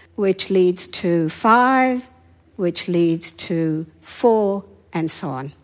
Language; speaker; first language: English; non-native, fluent; Hindi